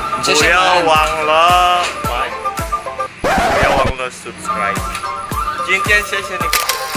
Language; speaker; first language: Chinese; non-native, learner; Indonesian